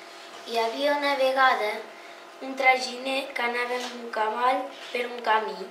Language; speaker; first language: Catalan; native; Catalan